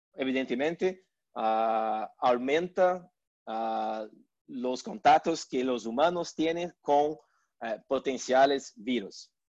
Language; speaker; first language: Spanish; non-native, learner; Portuguese